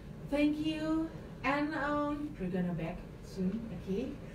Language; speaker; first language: English; non-native, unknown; Indonesian